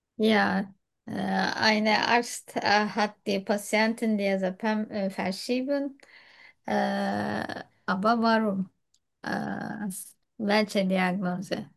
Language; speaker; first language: German; non-native, learner; Turkish